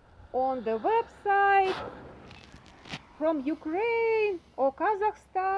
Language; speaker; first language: English; non-native, learner; Russian